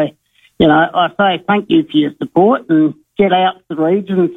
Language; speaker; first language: English; native; English